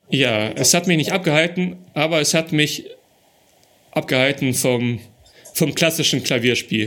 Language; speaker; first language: German; early bilingual, other home language; Russian